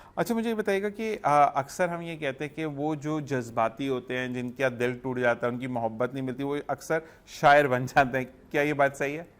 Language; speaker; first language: Urdu; non-native, local second language; Punjabi